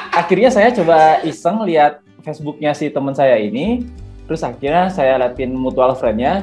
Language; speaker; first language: Indonesian; native; Indonesian